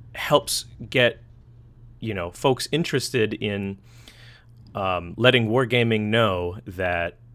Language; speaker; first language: English; native; English